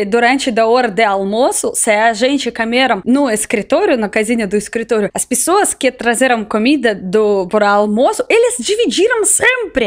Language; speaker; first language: Portuguese; non-native, learner; Russian